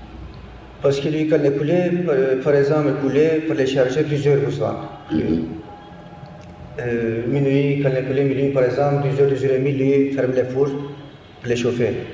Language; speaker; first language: French; non-native, learner; Turkish